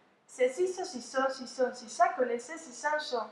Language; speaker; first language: French; non-native, learner; Spanish